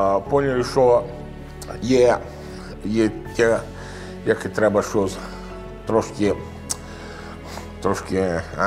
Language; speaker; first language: Ukrainian; non-native, learner; Italian